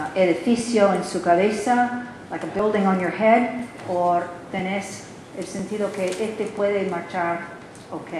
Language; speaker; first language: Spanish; non-native, learner; English